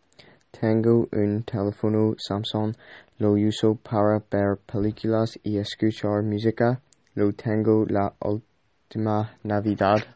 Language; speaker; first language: Spanish; non-native, learner; English